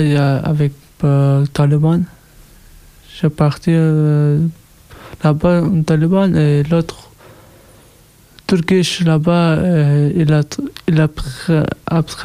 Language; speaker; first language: French; non-native, learner; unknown